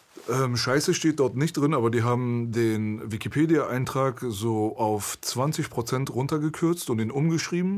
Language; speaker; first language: German; early bilingual, other home language; Persian